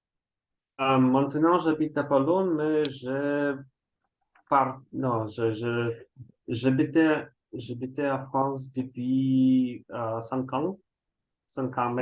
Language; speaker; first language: French; non-native, learner; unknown